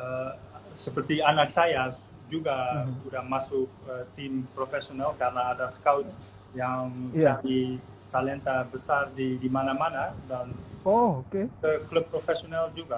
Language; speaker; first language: Indonesian; non-native, fluent; Dutch